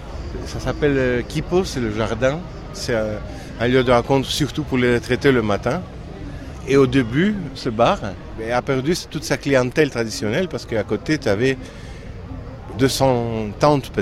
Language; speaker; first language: French; non-native, fluent; Greek